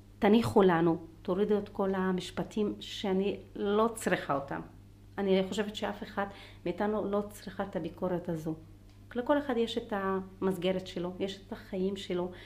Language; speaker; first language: Hebrew; non-native, local second language; Arabic